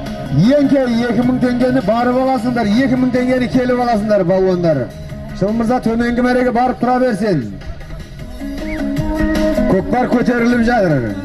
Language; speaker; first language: Kazakh; native; Kazakh